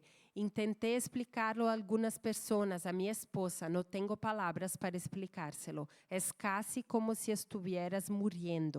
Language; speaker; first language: Spanish; non-native, fluent; Portuguese